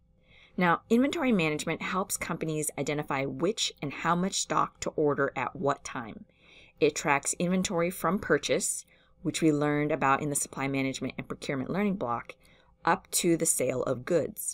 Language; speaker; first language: English; native; English